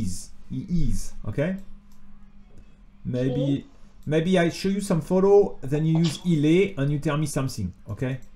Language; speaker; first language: English; non-native, fluent; French